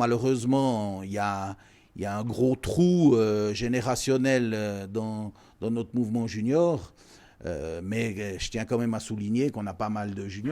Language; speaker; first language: French; native; French